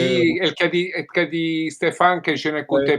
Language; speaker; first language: French; non-native, learner; Italian